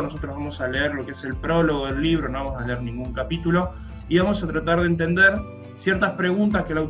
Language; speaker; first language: Spanish; native; Spanish